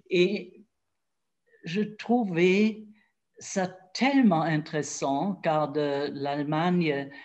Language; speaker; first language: French; non-native, fluent; German